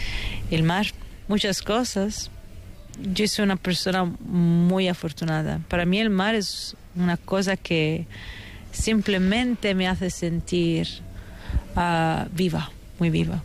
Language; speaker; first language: Spanish; non-native, fluent; Italian